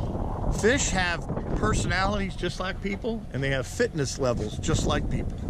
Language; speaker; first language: English; native; English